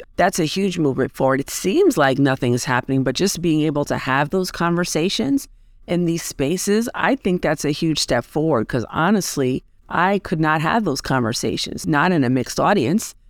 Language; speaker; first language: English; native; English